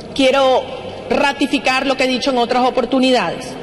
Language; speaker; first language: Spanish; native; Spanish